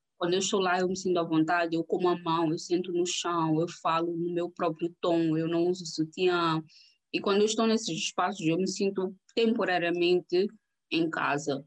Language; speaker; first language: Portuguese; native; Portuguese